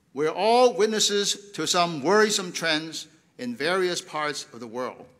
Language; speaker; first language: English; non-native, local second language; Cantonese